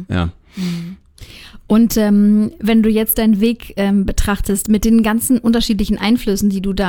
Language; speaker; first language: German; native; German